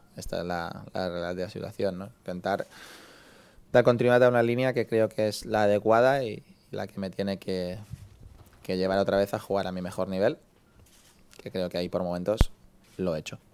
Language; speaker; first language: Spanish; native; Spanish